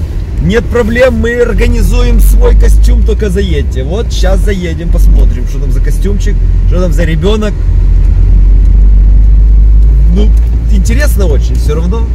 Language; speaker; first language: Russian; native; Russian